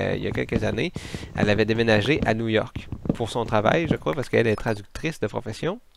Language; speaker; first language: French; native; French